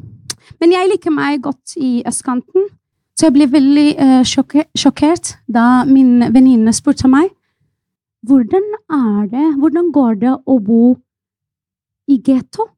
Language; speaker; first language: Norwegian; non-native, fluent; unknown